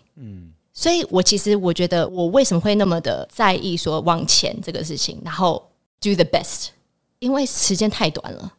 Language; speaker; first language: Chinese; early bilingual, heritage; Chinese